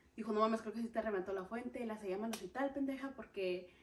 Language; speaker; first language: Spanish; early bilingual, heritage; Spanish